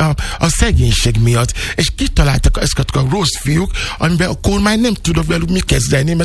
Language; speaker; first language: Hungarian; non-native, fluent; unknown